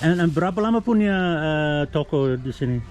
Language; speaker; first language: Indonesian; non-native, learner; English